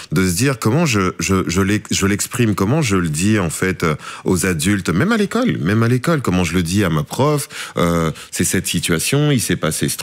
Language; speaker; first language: French; native; French